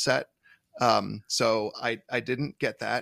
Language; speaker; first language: English; native; English